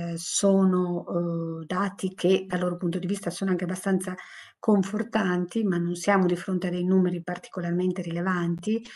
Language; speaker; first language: Italian; native; Italian